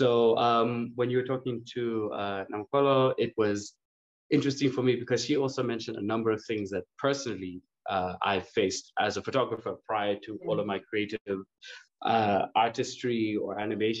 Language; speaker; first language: English; native; English